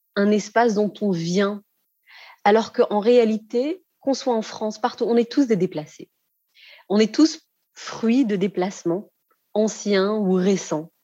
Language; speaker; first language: French; native; French